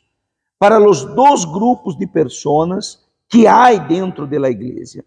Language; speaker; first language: Spanish; non-native, fluent; Portuguese